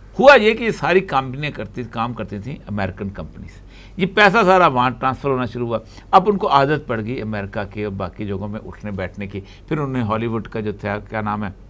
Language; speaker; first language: Hindi; native; Hindi